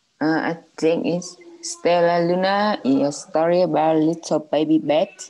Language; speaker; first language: English; non-native, learner; Vietnamese